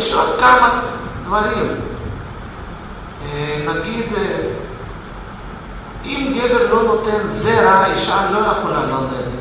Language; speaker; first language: Hebrew; non-native, fluent; Russian